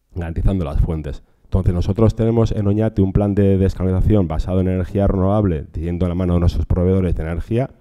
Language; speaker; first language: Spanish; non-native, local second language; Basque